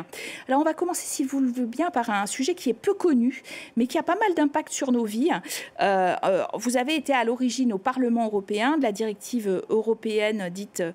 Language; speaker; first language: French; native; French